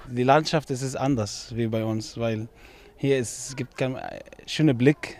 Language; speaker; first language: German; non-native, learner; Arabic